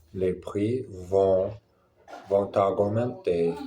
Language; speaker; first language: French; non-native, learner; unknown